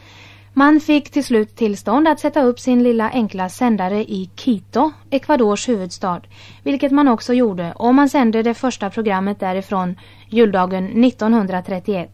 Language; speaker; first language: Swedish; native; Swedish